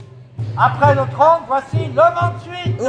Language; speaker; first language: French; native; French